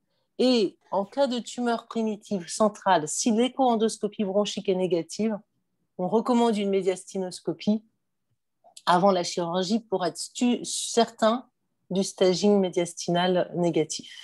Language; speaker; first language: French; native; French